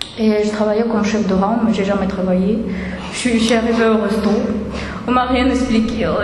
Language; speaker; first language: French; non-native, fluent; Russian